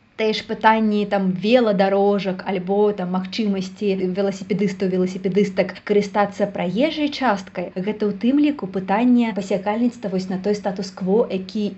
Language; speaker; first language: Belarusian; native; Belarusian